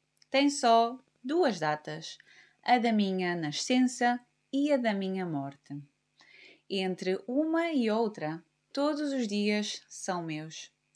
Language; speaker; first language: Portuguese; native; Portuguese